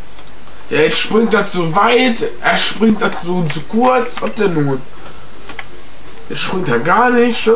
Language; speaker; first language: German; native; German